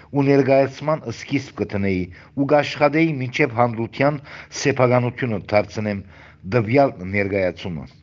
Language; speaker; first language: Armenian; early bilingual, heritage; Armenian